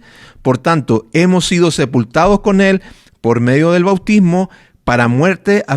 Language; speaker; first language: Spanish; native; Spanish